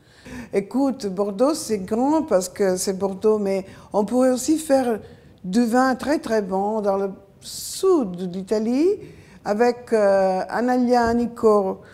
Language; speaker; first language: French; non-native, fluent; Italian